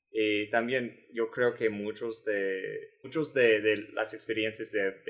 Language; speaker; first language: Spanish; non-native, learner; English